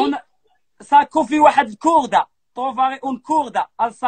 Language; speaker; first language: Italian; non-native, learner; Arabic